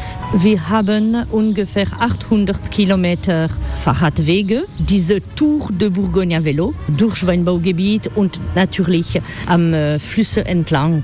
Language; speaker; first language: German; non-native, fluent; French